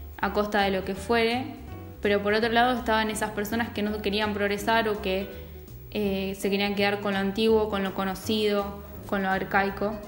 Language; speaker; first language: Spanish; native; Spanish